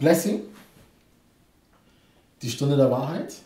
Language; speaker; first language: German; early bilingual, other home language; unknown